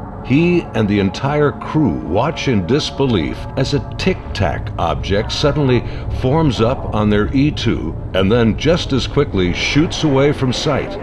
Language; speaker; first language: English; native; English